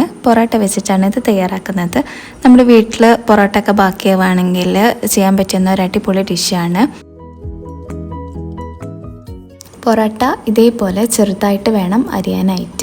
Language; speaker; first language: Malayalam; native; Malayalam